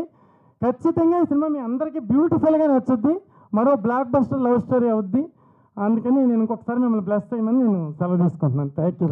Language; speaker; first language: Telugu; native; Telugu